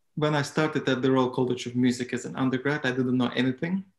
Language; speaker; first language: English; non-native, fluent; Turkish